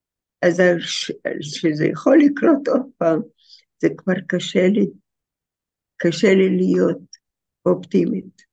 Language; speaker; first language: Hebrew; non-native, fluent; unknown